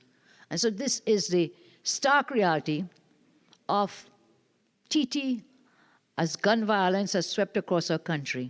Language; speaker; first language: English; native; English